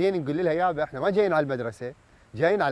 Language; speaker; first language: Arabic; native; Arabic